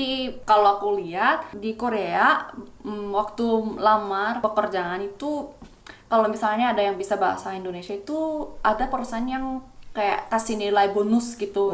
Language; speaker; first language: Indonesian; non-native, fluent; Korean